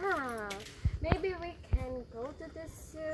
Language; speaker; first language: English; non-native, learner; Indonesian